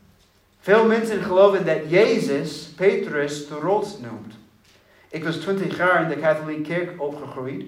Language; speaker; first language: Dutch; non-native, learner; English